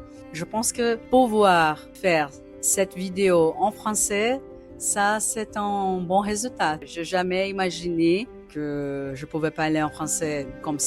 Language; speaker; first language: French; non-native, learner; Portuguese